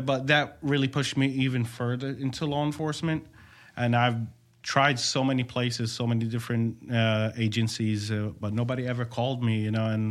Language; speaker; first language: English; native; English